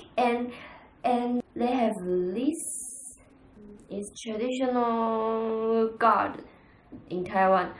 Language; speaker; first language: English; non-native, learner; Chinese